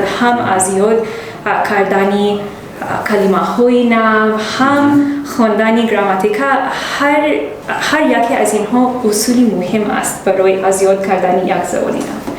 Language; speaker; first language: Persian; non-native, learner; English